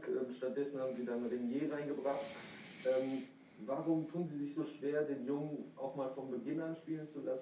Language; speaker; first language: German; native; German